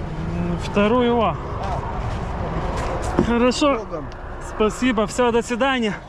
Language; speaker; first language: Russian; non-native, learner; Lithuanian